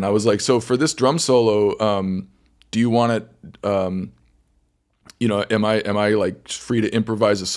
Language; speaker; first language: English; native; English